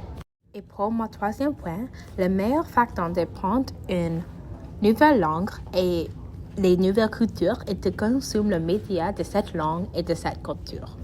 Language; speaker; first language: French; non-native, learner; English